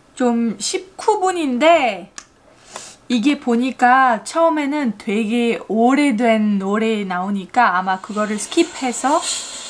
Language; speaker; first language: Korean; non-native, fluent; French